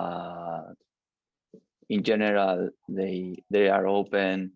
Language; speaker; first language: English; non-native, learner; Spanish